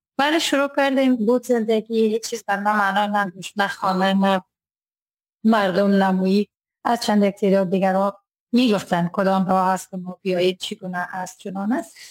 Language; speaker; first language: Persian; native; Persian